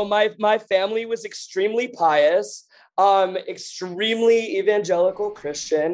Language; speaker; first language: English; native; English